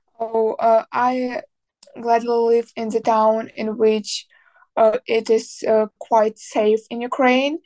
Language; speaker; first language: English; non-native, learner; Ukrainian